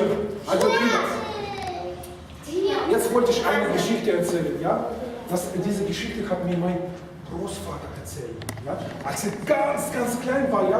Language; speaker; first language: German; non-native, fluent; Russian